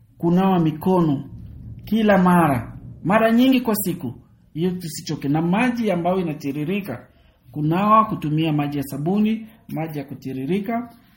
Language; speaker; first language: Swahili; native; Swahili